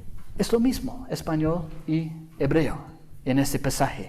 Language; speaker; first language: Spanish; non-native, fluent; English